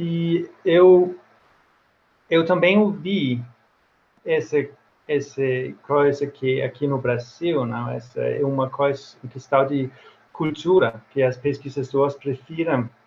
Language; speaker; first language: Portuguese; non-native, fluent; Swedish